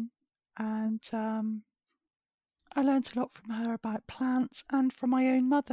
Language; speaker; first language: English; native; English